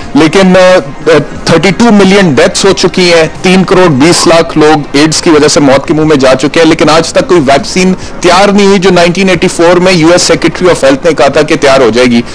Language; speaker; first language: Urdu; native; Urdu